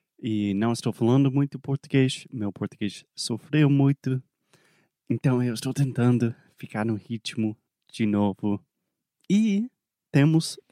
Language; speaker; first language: Portuguese; non-native, fluent; English